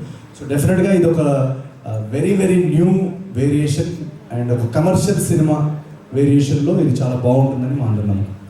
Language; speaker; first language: Telugu; native; Telugu